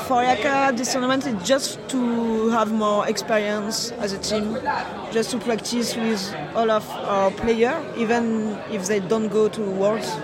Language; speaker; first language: English; non-native, fluent; French